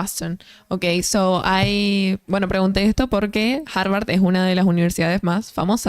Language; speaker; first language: Spanish; native; Spanish